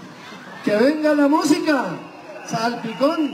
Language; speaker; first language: Spanish; native; Spanish